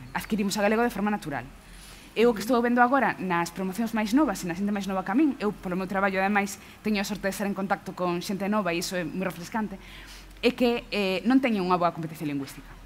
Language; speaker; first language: Galician; non-native, local second language; Spanish